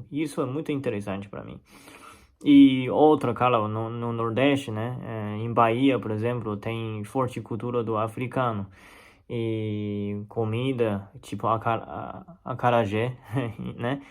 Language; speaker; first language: Portuguese; non-native, fluent; Chinese